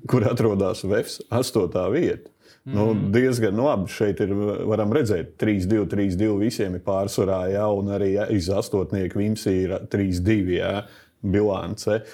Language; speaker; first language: Latvian; native; Latvian